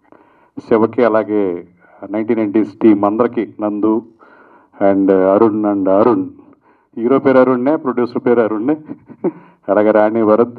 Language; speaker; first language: Telugu; native; Telugu